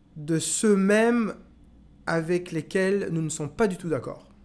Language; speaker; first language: French; non-native, local second language; Kinyarwanda